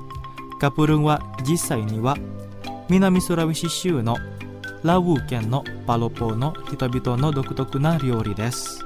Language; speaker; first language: Japanese; non-native, fluent; Indonesian